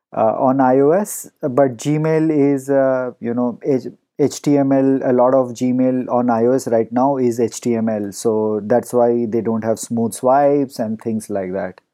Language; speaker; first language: English; non-native, local second language; Hindi